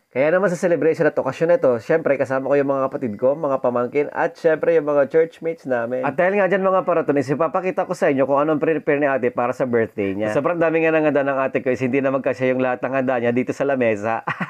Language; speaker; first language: Filipino; non-native, local second language; Bikol